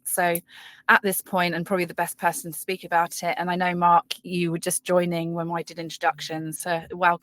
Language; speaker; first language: English; native; English